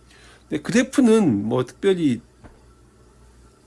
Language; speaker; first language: Korean; native; Korean